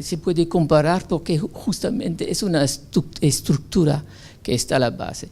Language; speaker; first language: Spanish; non-native, fluent; French